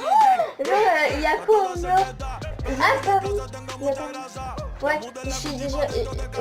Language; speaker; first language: French; native; French